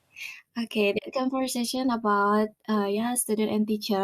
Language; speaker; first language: English; non-native, learner; Indonesian